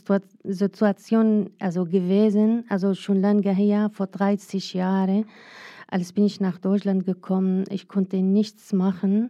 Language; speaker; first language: German; non-native, fluent; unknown